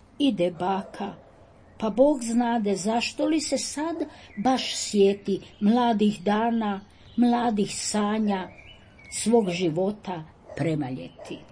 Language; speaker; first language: Croatian; native; Croatian